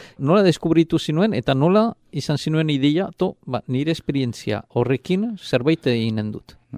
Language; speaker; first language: Basque; native; Basque